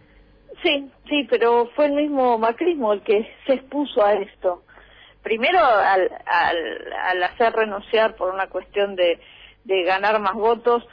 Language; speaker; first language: Spanish; native; Spanish